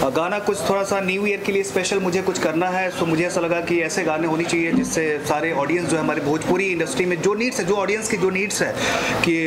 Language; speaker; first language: Hindi; native; Hindi